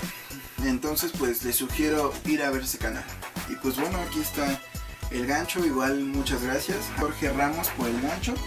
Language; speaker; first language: Spanish; native; Spanish